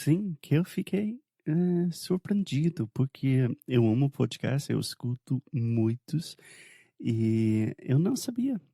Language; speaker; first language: Portuguese; non-native, fluent; English